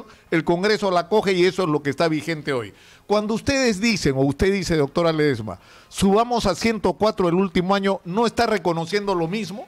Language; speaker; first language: Spanish; native; Spanish